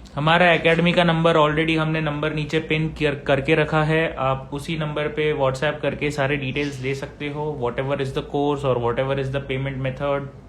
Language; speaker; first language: Hindi; native; Hindi